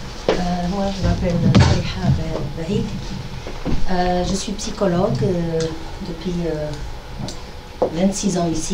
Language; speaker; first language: French; non-native, local second language; Arabic